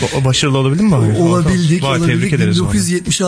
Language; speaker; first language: Turkish; native; Turkish